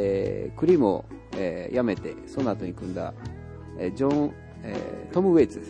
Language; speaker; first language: Japanese; native; Japanese